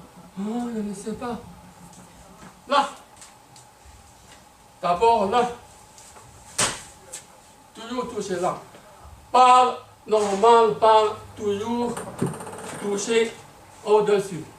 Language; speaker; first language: French; non-native, learner; Chinese